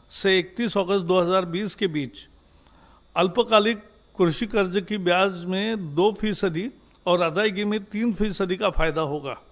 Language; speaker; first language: Hindi; native; Hindi